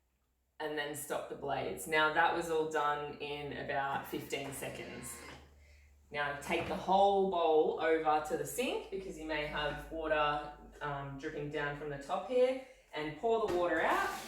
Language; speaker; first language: English; native; English